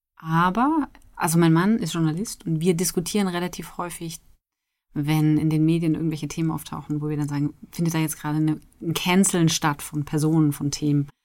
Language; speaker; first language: German; native; German